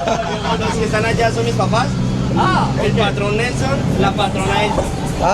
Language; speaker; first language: Spanish; native; Spanish